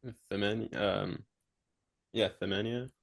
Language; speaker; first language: Arabic; non-native, learner; English